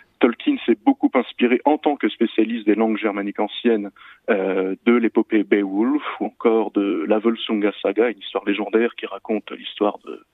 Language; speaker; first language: French; native; French